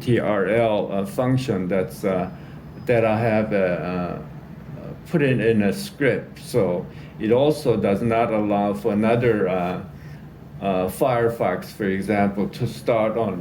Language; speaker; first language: English; native; English